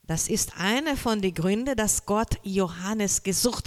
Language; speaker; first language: German; non-native, learner; Portuguese